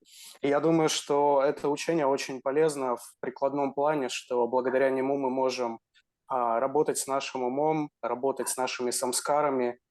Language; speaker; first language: Russian; native; Russian